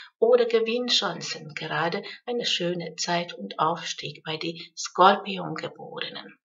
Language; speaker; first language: German; non-native, fluent; Hungarian